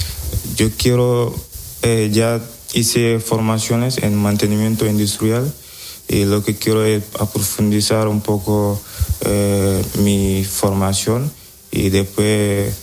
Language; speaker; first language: Spanish; non-native, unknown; Wolof